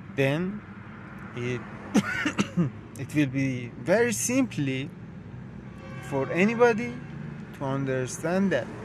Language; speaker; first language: English; non-native, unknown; Persian